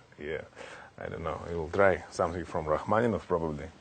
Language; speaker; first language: English; non-native, learner; Russian